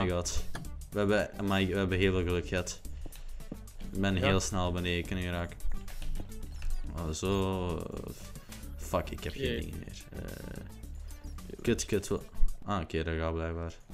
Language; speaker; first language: Dutch; native; Dutch